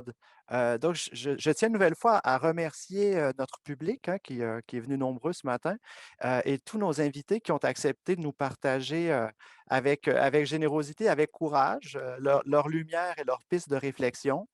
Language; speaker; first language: French; native; French